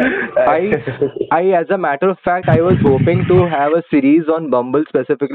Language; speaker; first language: English; non-native, local second language; Hindi